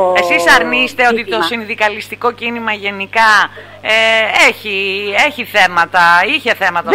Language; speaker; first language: Greek; native; Greek